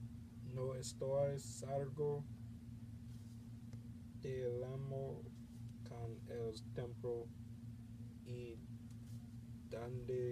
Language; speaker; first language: Spanish; non-native, learner; English